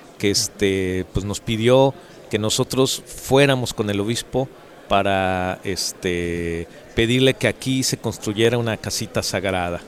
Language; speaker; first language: Spanish; native; Spanish